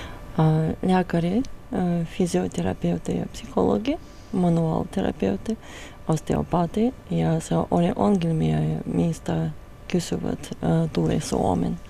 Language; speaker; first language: Finnish; non-native, learner; Russian